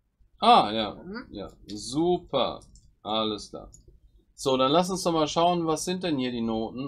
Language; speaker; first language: German; native; German